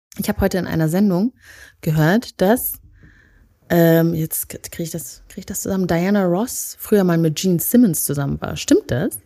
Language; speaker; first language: German; early bilingual, other home language; Kinyarwanda